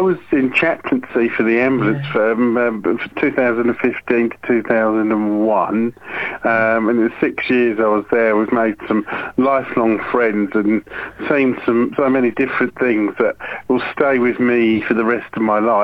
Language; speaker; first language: English; native; English